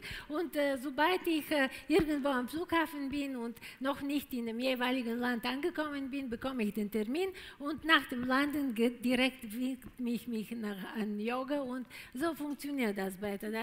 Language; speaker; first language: German; non-native, fluent; Bulgarian